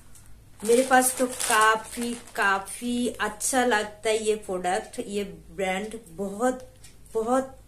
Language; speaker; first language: Hindi; non-native, local second language; Bangla